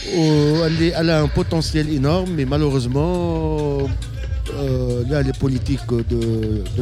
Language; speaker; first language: French; non-native, local second language; Arabic